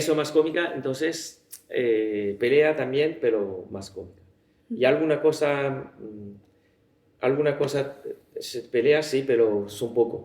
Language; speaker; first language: Spanish; non-native, learner; Chinese